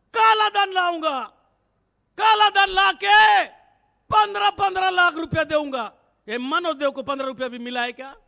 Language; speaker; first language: Hindi; native; Hindi